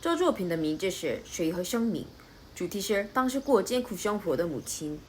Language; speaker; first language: Chinese; non-native, learner; Korean